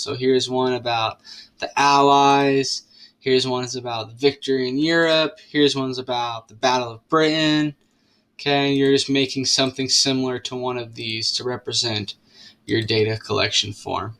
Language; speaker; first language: English; native; English